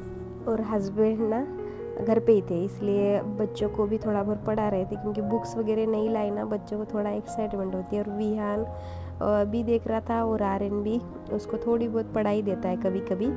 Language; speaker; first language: Hindi; native; Hindi